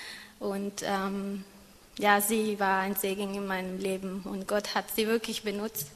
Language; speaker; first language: German; non-native, fluent; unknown